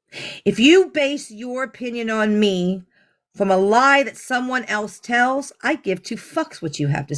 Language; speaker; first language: English; native; English